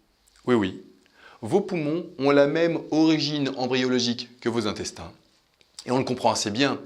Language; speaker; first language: French; native; French